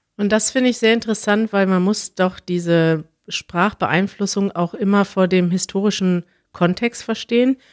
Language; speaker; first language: German; native; German